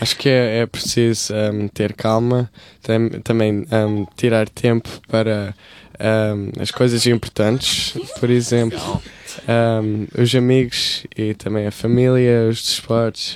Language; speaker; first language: Portuguese; early bilingual, heritage; English